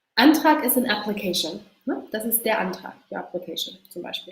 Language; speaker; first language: German; native; German